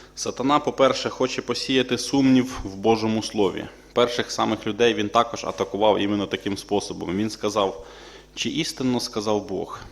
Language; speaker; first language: Ukrainian; native; Ukrainian